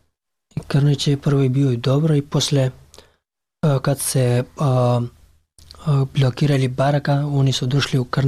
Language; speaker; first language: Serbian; non-native, learner; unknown